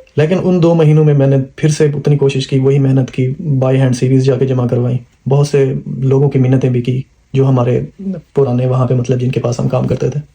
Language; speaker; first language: Urdu; non-native, local second language; Punjabi